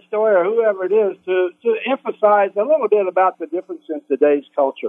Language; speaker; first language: English; native; English